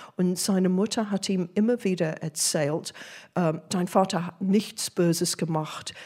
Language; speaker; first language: German; non-native, fluent; English